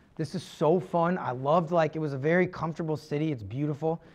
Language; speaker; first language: English; native; English